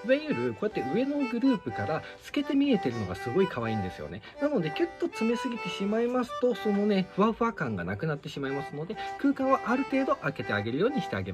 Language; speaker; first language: Japanese; native; Japanese